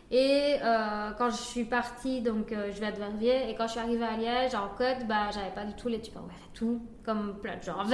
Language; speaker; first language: French; early bilingual, other home language; Spanish